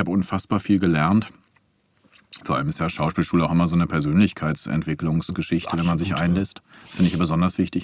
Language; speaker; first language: German; native; German